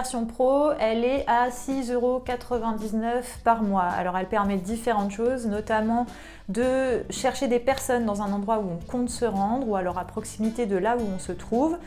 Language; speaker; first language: French; native; French